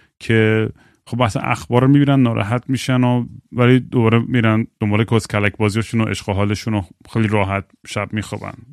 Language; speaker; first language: Persian; native; Persian